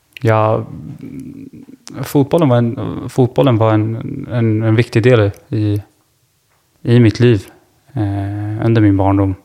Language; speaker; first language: Swedish; early bilingual, other home language; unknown